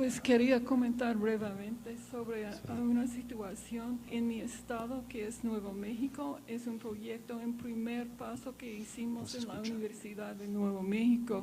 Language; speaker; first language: Spanish; non-native, fluent; English